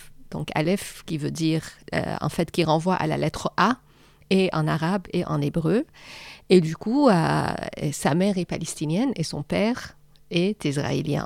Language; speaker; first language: French; non-native, fluent; Arabic